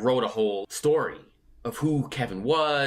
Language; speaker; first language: English; native; English